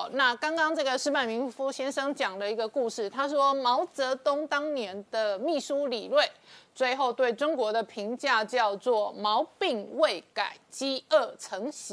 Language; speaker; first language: Chinese; native; Chinese